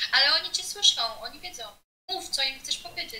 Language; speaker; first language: Polish; non-native, fluent; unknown